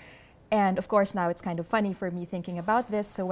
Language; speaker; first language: English; non-native, local second language; Filipino